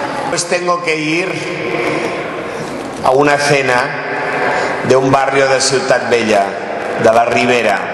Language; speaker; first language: Spanish; non-native, local second language; Catalan